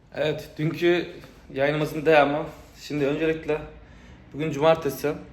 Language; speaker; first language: Turkish; native; Turkish